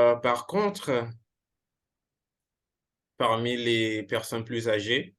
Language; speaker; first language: French; non-native, fluent; English